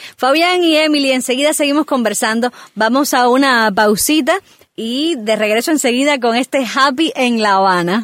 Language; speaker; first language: Spanish; native; Spanish